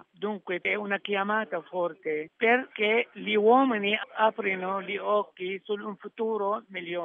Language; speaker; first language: Italian; non-native, fluent; Arabic